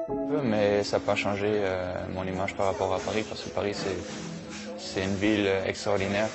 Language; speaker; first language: French; non-native, fluent; German